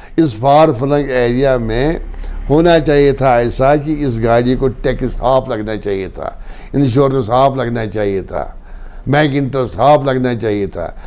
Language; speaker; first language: Urdu; non-native, local second language; Kashmiri